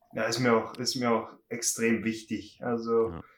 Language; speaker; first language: German; native; German